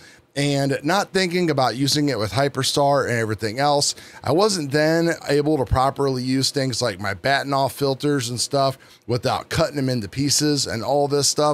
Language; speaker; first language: English; native; English